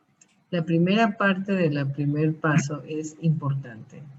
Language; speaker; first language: Spanish; early bilingual, heritage; Spanish